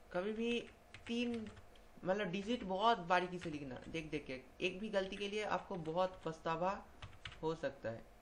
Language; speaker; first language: Hindi; non-native, local second language; Bangla